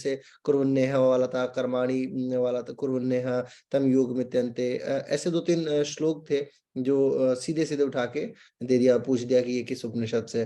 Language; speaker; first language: Hindi; native; Hindi